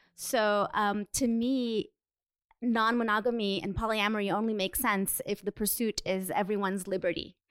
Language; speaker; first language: English; non-native, fluent; Portuguese